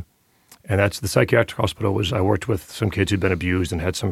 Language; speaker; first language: English; native; English